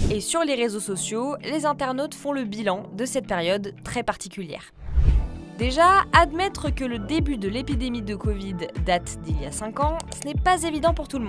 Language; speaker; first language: French; native; French